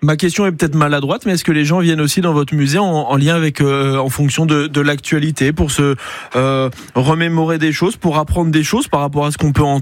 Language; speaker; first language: French; native; French